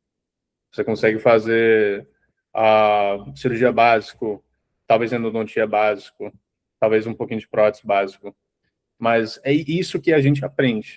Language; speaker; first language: Portuguese; early bilingual, heritage; English